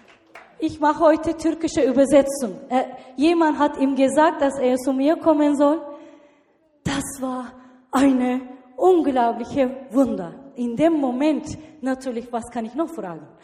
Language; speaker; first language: German; non-native, learner; Turkish